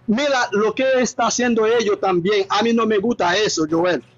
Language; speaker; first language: Spanish; non-native, learner; Haitian Creole